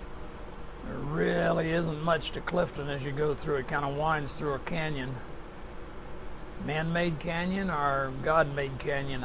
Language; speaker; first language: English; native; English